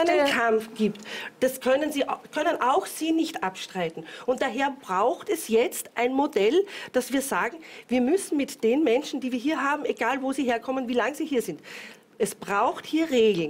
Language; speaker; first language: German; native; German